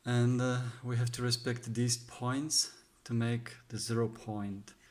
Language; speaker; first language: English; non-native, fluent; Czech